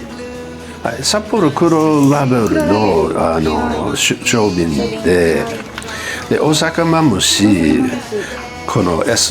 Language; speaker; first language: Japanese; non-native, fluent; English